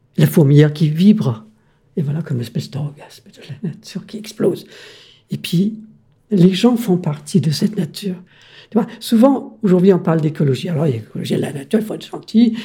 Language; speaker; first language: French; non-native, fluent; Danish